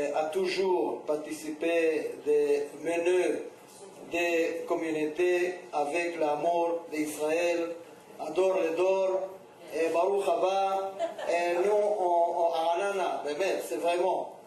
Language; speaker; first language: French; non-native, learner; Hebrew